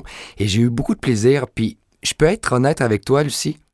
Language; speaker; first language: French; native; French